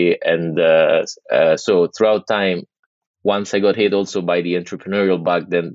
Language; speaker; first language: English; non-native, fluent; Italian